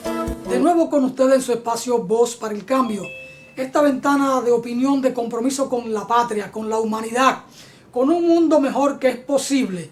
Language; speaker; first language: Spanish; native; Spanish